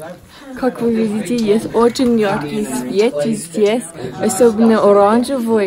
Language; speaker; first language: Russian; non-native, learner; English